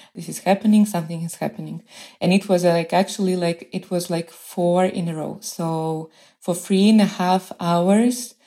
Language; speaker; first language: English; non-native, fluent; Russian